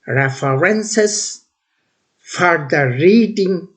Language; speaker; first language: English; non-native, local second language; Bangla